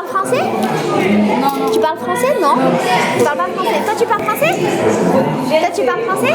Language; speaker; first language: French; native; French